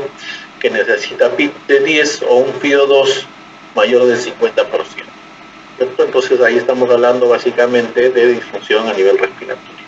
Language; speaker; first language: Spanish; native; Spanish